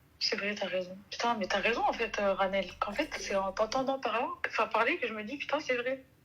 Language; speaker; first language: French; early bilingual, other home language; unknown